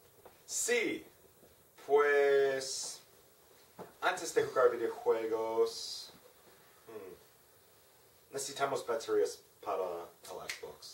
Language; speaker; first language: Spanish; non-native, learner; English